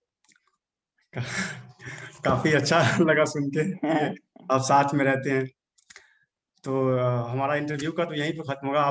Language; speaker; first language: Hindi; native; Hindi